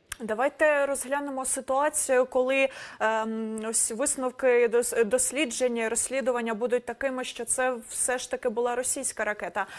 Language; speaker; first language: Ukrainian; native; Ukrainian